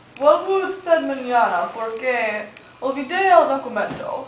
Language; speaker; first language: Spanish; non-native, learner; English